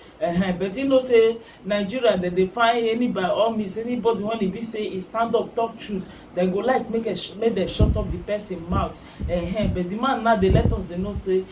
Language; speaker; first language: Nigerian Pidgin; native; Nigerian Pidgin